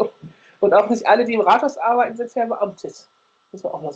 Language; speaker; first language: German; native; German